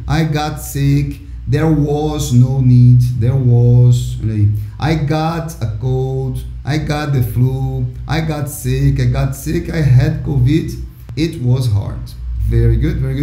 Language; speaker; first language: English; non-native, fluent; Portuguese